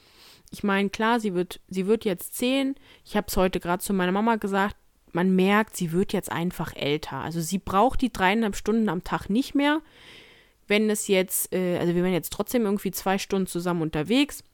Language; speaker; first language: German; native; German